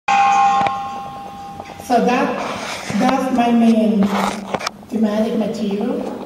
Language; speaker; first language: English; non-native, fluent; Thai